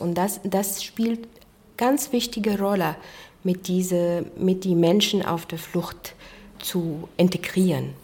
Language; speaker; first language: German; non-native, fluent; Arabic